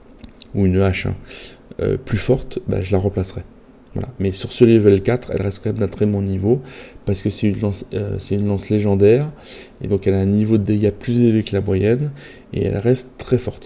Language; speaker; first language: French; native; French